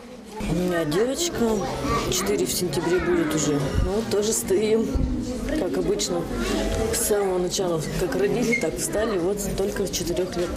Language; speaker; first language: Russian; native; Russian